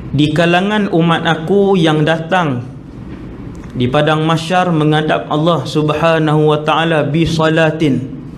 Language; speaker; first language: Malay; native; Malay